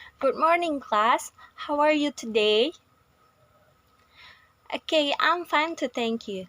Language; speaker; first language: English; non-native, learner; Indonesian